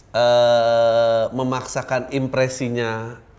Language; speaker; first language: Indonesian; native; Indonesian